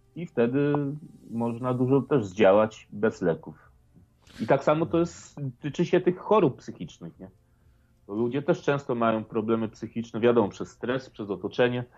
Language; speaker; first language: Polish; native; Polish